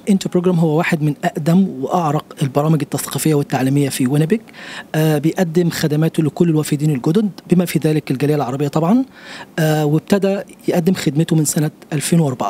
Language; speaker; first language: Arabic; native; Arabic